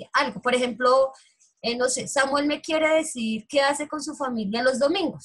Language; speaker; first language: Spanish; native; Spanish